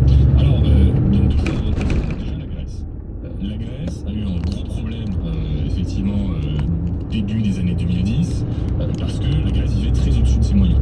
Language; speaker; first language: French; native; French